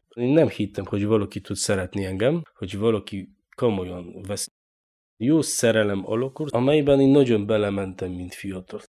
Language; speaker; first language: Hungarian; non-native, learner; Polish